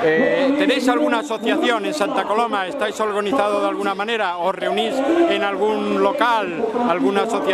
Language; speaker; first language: Spanish; native; Spanish